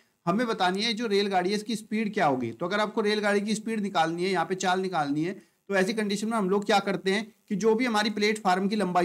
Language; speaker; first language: Hindi; native; Hindi